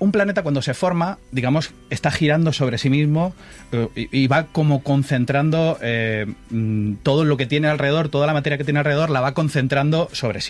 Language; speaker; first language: Spanish; native; Spanish